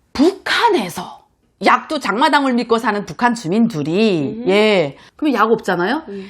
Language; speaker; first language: Korean; native; Korean